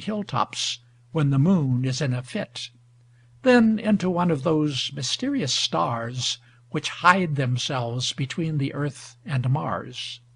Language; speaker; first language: English; native; English